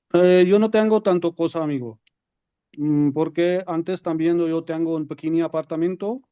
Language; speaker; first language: Spanish; non-native, learner; Urdu